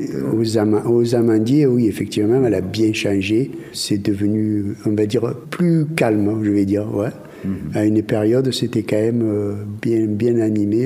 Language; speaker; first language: French; native; French